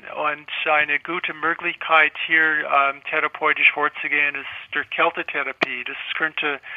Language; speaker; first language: German; non-native, fluent; English